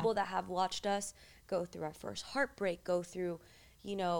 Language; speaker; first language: English; early bilingual, other home language; Spanish